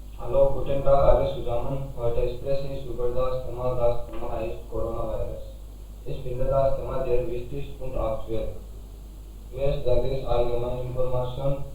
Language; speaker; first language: German; non-native, learner; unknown